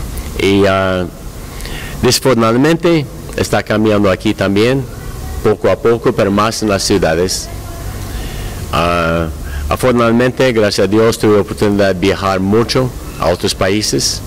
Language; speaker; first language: Spanish; non-native, learner; English